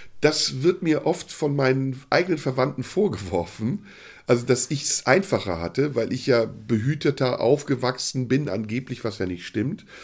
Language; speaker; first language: German; early bilingual, other home language; Turkish